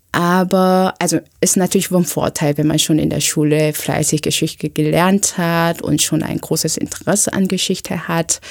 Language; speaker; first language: German; non-native, fluent; Korean